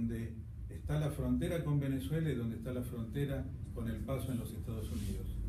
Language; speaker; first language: Spanish; native; Spanish